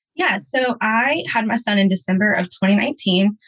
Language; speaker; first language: English; native; English